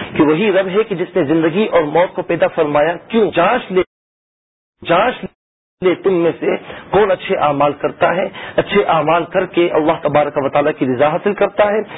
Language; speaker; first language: Urdu; native; Urdu